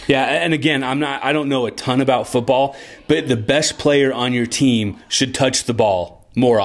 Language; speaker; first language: English; native; English